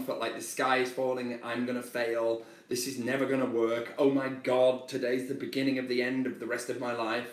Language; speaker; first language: English; native; English